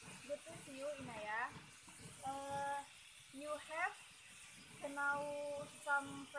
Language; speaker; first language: English; non-native, learner; Indonesian